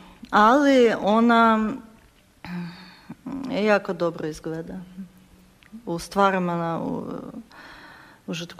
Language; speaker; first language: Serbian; non-native, fluent; Ukrainian